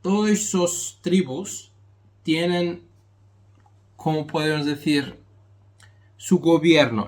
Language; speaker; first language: Spanish; non-native, fluent; Arabic